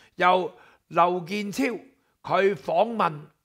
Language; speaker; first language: Cantonese; native; Cantonese